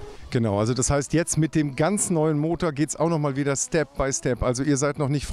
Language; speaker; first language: German; native; German